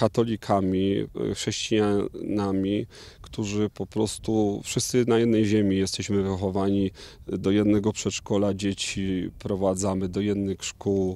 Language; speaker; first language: Polish; native; Polish